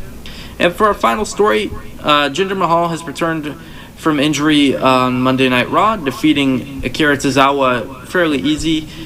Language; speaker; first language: English; native; English